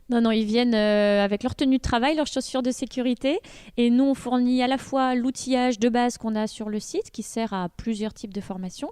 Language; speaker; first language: French; native; French